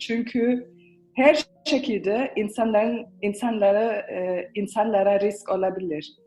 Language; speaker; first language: Turkish; early bilingual, heritage; Turkish